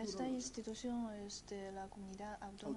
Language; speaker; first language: Spanish; non-native, fluent; Chinese